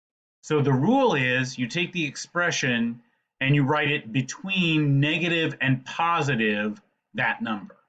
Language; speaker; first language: English; native; English